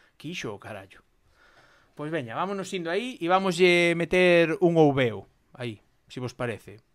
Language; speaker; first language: Galician; non-native, local second language; Spanish